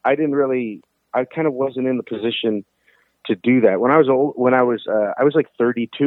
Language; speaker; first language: English; native; English